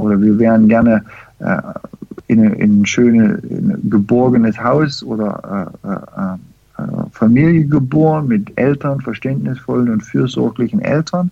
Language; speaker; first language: German; early bilingual, heritage; German